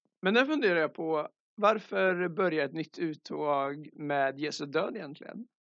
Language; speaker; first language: Swedish; native; Swedish